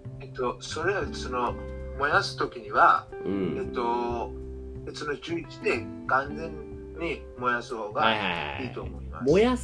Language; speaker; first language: Japanese; non-native, learner; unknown